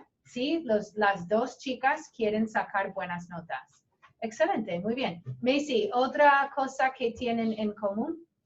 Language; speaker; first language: Spanish; non-native, fluent; English